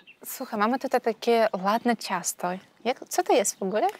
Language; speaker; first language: Polish; non-native, fluent; Russian